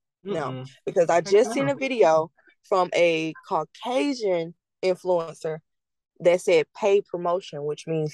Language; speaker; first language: English; native; English